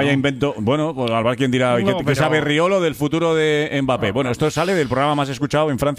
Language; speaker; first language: Spanish; native; Spanish